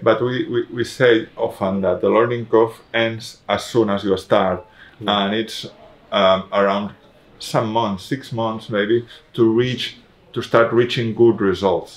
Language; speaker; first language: English; non-native, fluent; Spanish